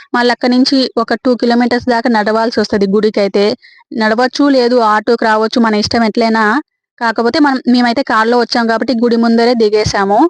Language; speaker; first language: Telugu; native; Telugu